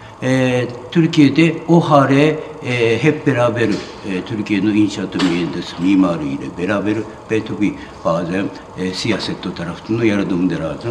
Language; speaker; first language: Turkish; non-native, fluent; Japanese